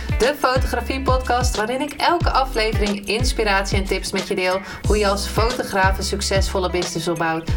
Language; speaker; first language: Dutch; native; Dutch